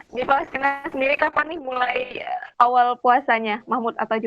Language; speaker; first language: Indonesian; native; Indonesian